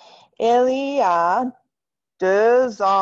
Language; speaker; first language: French; non-native, fluent; English